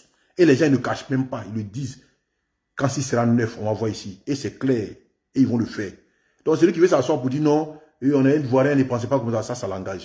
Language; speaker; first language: French; native; French